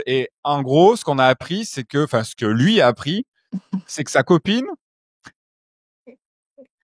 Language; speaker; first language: French; native; French